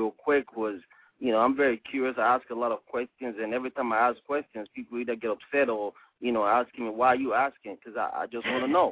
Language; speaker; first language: English; non-native, local second language; Igbo